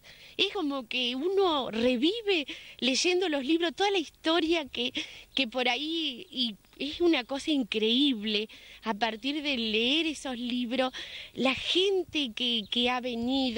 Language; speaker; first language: Spanish; native; Spanish